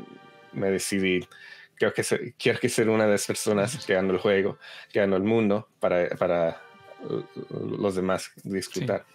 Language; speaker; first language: Spanish; early bilingual, heritage; Spanish